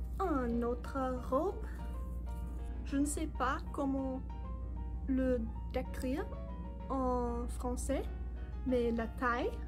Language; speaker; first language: French; non-native, learner; English